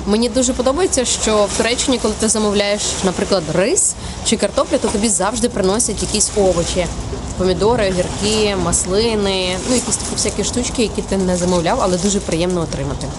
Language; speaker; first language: Ukrainian; native; Ukrainian